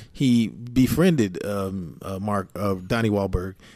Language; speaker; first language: English; native; English